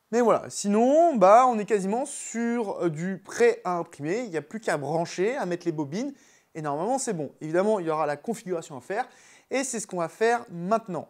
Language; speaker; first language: French; native; French